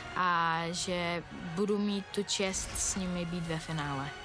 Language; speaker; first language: Czech; non-native, fluent; Bulgarian